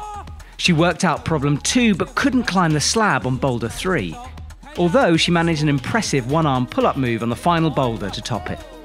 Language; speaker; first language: English; native; English